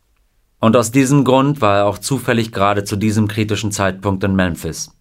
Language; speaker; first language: German; native; German